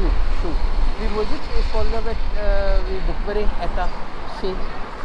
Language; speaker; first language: Russian; non-native, learner; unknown